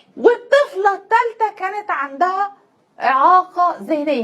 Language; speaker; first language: Arabic; native; Arabic